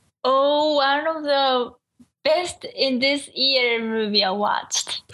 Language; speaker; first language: English; non-native, learner; Japanese